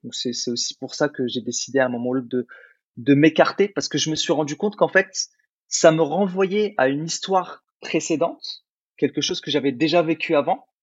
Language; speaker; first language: French; early bilingual, other home language; Arabic